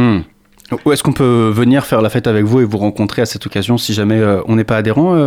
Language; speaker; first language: French; native; French